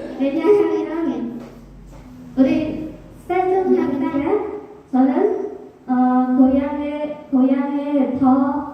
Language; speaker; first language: Korean; non-native, learner; Khmer